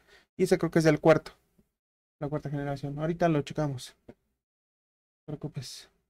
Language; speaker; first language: Spanish; native; Spanish